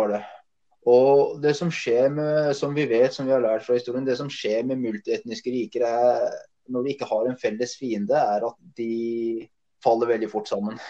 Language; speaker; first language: Norwegian; early bilingual, other home language; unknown